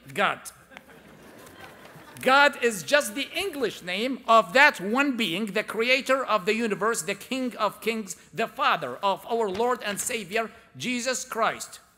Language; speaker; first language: English; non-native, fluent; Arabic